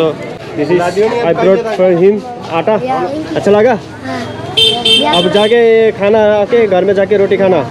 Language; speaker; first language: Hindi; non-native, learner; Nepali